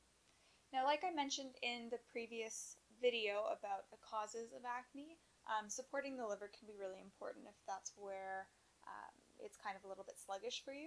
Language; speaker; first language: English; native; English